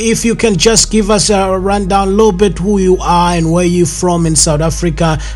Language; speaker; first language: English; non-native, local second language; Zulu